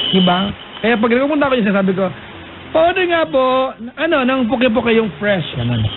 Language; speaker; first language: Filipino; non-native, local second language; Iloko